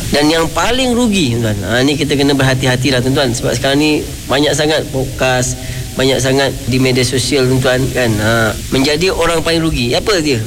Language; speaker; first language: Malay; native; Malay